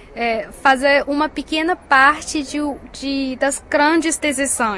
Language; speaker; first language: Portuguese; non-native, fluent; Chinese